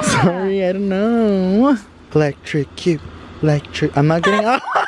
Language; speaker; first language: English; early bilingual, other home language; Spanish